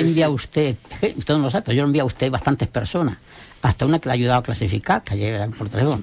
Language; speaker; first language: Spanish; native; Spanish